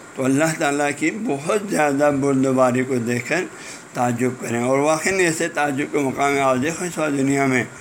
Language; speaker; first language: Urdu; non-native, local second language; Balti